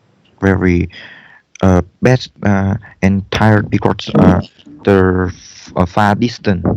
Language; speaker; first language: English; non-native, learner; Vietnamese